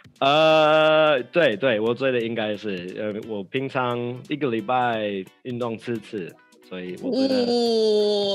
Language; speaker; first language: Chinese; non-native, learner; English